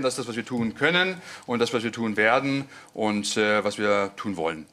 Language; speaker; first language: German; native; German